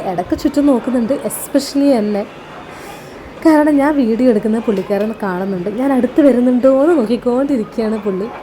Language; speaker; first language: Malayalam; native; Malayalam